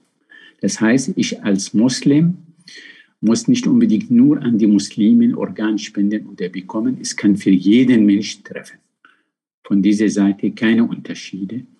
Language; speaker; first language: German; non-native, fluent; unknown